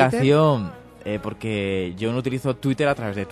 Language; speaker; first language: Spanish; native; Spanish